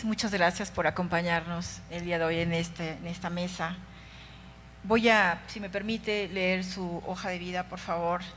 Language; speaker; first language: Spanish; native; Spanish